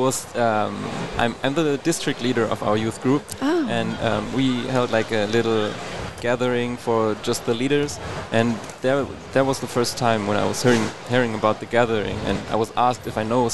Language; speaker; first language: English; non-native, fluent; German